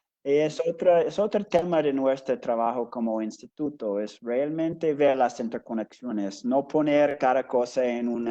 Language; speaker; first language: Spanish; non-native, fluent; English